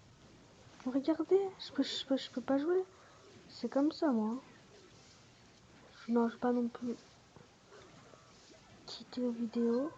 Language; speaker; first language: French; native; French